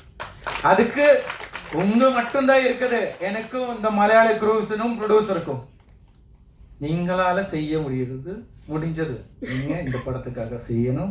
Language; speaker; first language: Tamil; non-native, learner; Malayalam